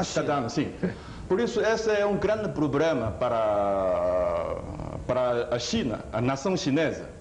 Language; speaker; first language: Portuguese; non-native, fluent; Chinese